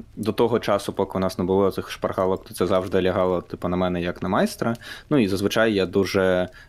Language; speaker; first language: Ukrainian; non-native, local second language; Russian